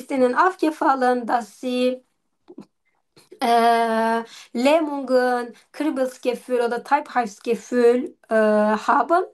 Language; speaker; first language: German; non-native, learner; Turkish